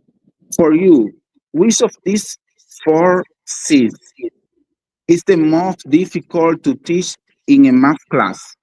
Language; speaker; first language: English; non-native, learner; Spanish